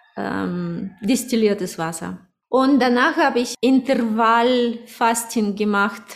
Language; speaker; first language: German; early bilingual, other home language; Russian